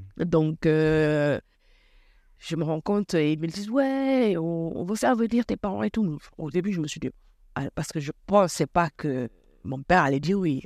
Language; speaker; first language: French; non-native, local second language; Wolof